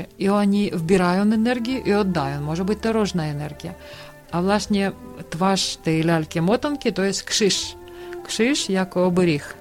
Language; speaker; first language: Polish; non-native, learner; Ukrainian